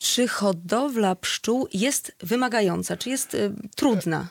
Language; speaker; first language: Polish; native; Polish